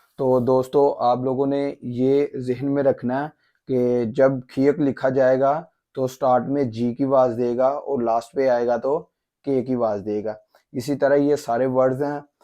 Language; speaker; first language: Urdu; non-native, local second language; Punjabi